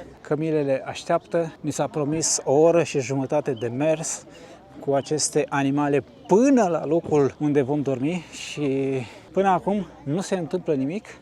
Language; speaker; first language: Romanian; native; Romanian